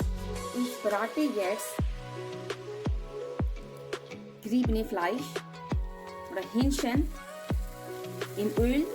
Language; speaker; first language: German; non-native, learner; Urdu